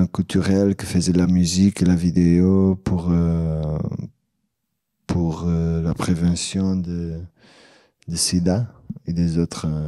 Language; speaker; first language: French; non-native, fluent; Portuguese